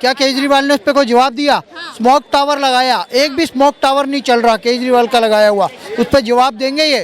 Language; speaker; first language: Hindi; native; Hindi